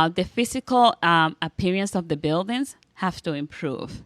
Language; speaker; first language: English; non-native, fluent; Spanish